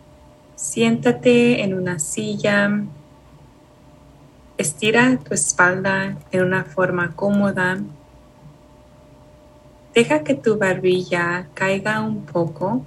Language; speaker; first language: Spanish; early bilingual, heritage; Spanish